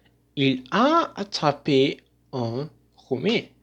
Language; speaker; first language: French; non-native, learner; Spanish